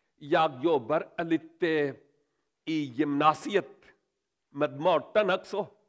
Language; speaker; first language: Swedish; non-native, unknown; Urdu